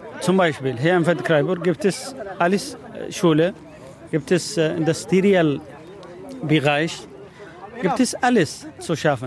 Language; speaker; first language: German; non-native, learner; Arabic